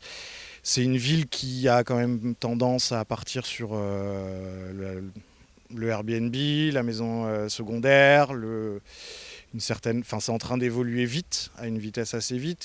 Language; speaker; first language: French; native; French